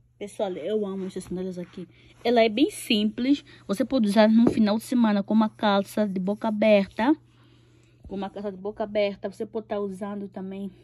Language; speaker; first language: Portuguese; native; Portuguese